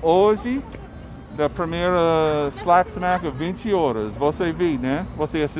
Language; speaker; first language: Portuguese; non-native, learner; English